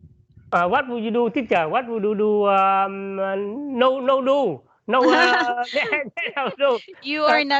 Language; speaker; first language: English; non-native, learner; Vietnamese